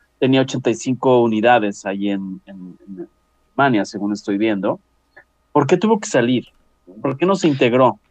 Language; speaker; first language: Spanish; native; Spanish